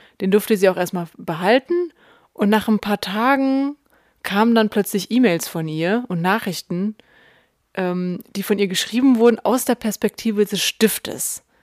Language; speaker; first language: German; early bilingual, other home language; Russian